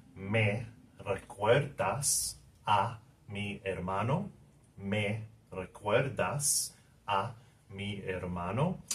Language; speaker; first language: Spanish; non-native, fluent; English